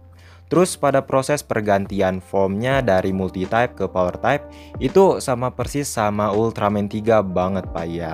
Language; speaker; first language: Indonesian; native; Indonesian